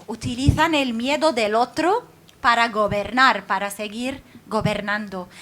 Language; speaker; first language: Spanish; non-native, fluent; Arabic